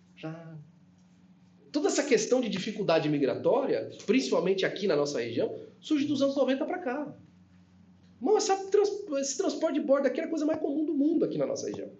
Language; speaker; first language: Portuguese; native; Portuguese